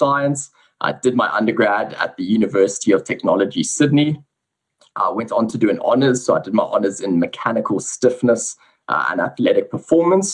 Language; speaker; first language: English; native; English